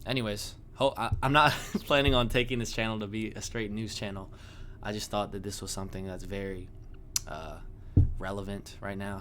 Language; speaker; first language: English; native; English